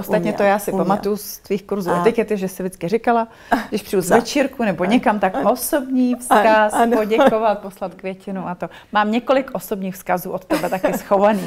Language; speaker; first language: Czech; native; Czech